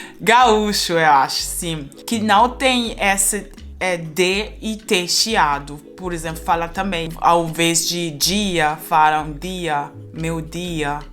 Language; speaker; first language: Portuguese; non-native, fluent; Spanish